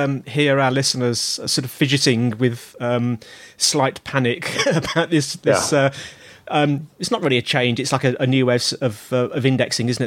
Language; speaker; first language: English; native; English